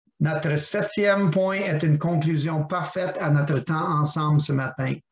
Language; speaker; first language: French; non-native, local second language; English